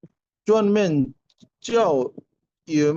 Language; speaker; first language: Chinese; non-native, learner; Bangla